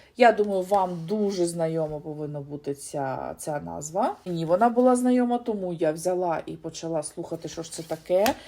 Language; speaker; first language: Ukrainian; non-native, local second language; Russian